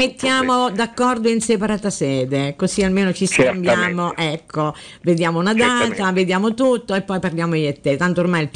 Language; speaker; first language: Italian; native; Italian